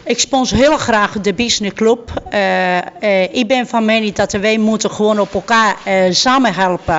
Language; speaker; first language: Dutch; non-native, fluent; Spanish